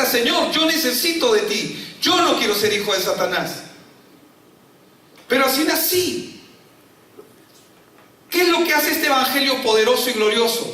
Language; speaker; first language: Spanish; native; Spanish